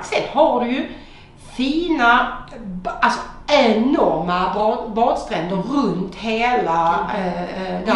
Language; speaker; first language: Swedish; native; Swedish